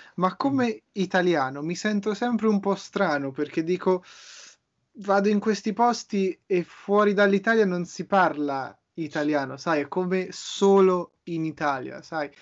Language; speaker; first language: Italian; native; Italian